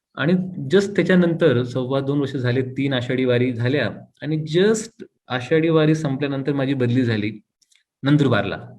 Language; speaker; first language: Marathi; native; Marathi